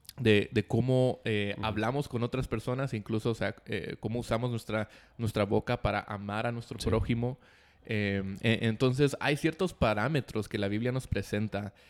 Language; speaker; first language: Spanish; native; Spanish